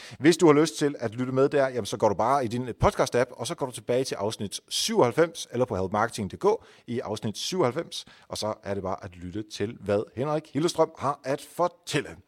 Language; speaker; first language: Danish; non-native, fluent; Dutch